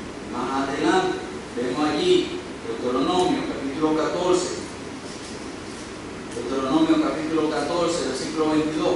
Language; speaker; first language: Spanish; native; Spanish